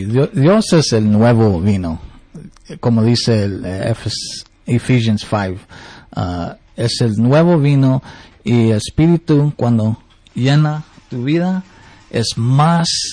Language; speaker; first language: Spanish; early bilingual, heritage; English